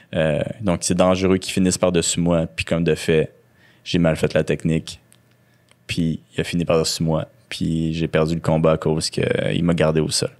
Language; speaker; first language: French; native; French